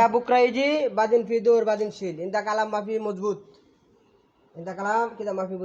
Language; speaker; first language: Arabic; non-native, learner; Urdu